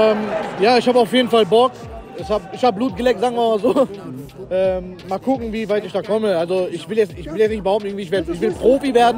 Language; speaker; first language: German; native; German